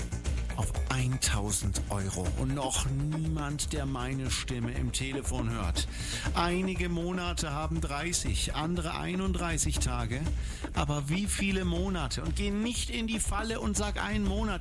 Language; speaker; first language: German; native; German